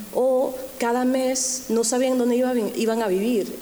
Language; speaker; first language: Spanish; early bilingual, other home language; English